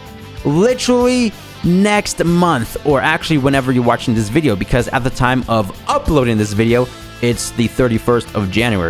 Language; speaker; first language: English; native; English